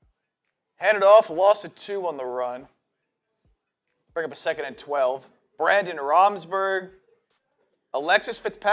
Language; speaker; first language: English; native; English